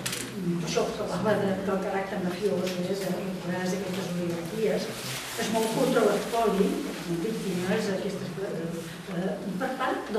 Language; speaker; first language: Catalan; native; Catalan